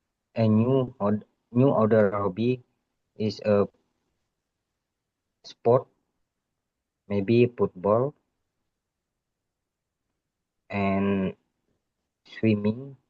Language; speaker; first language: English; non-native, learner; Indonesian